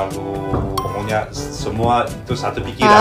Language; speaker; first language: Indonesian; non-native, fluent; Korean